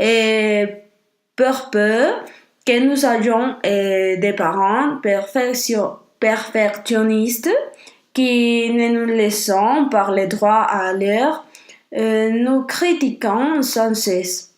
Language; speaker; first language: French; non-native, learner; Spanish